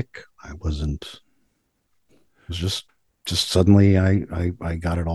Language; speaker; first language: English; native; English